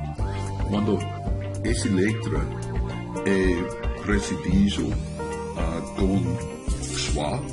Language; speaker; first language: Portuguese; non-native, learner; English